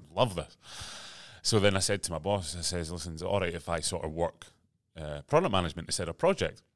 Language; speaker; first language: English; native; English